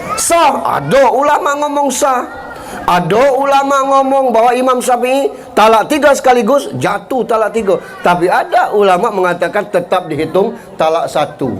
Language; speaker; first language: Malay; native; Malay